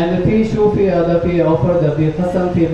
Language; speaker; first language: Arabic; non-native, learner; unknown